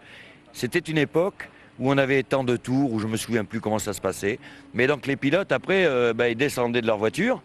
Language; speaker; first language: French; native; French